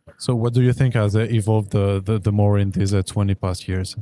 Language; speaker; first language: English; non-native, fluent; French